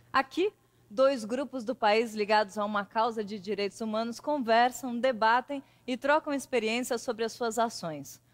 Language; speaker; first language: Portuguese; native; Portuguese